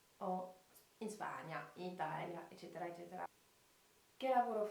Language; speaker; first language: Italian; non-native, fluent; French